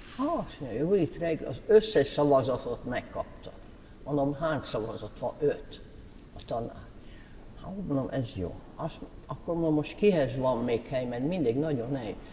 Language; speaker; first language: Hungarian; native; Hungarian